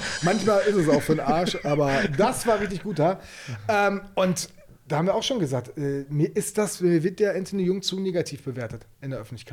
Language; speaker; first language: German; native; German